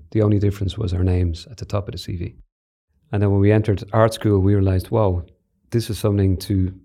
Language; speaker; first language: English; native; English